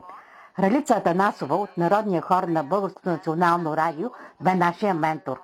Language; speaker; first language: Bulgarian; native; Bulgarian